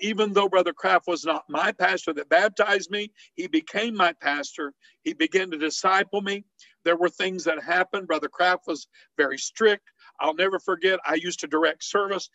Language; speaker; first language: English; native; English